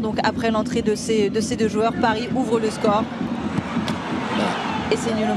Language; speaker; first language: French; native; French